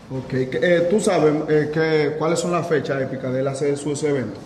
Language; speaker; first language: Spanish; native; Spanish